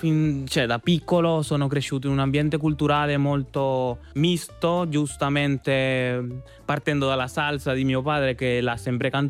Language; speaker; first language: Italian; non-native, fluent; Spanish